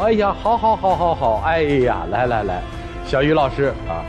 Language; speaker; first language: Chinese; native; Chinese